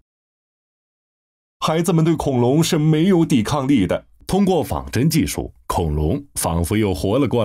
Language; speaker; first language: Chinese; native; Chinese